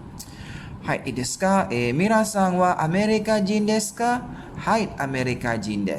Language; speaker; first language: Japanese; non-native, fluent; Malay